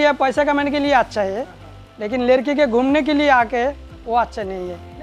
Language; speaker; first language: Hindi; non-native, learner; Bangla